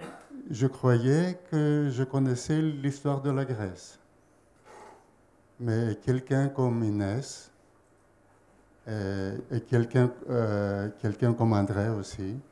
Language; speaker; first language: French; non-native, fluent; Greek